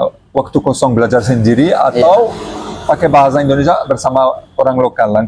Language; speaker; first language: Indonesian; non-native, learner; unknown